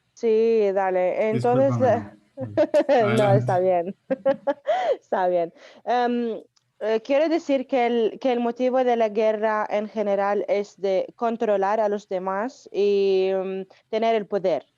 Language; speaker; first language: Spanish; non-native, fluent; Arabic